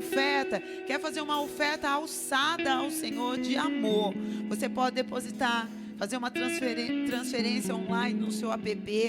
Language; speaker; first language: Portuguese; native; Portuguese